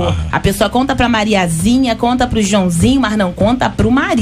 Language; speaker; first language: Portuguese; native; Portuguese